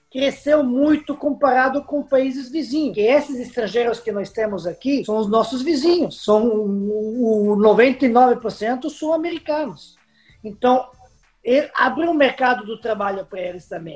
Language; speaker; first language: Portuguese; non-native, fluent; Serbian